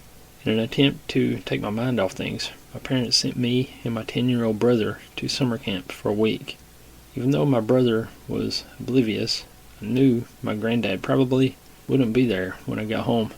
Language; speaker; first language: English; native; English